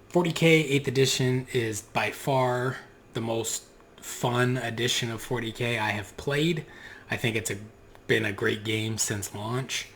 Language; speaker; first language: English; native; English